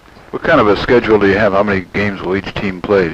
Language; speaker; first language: English; native; English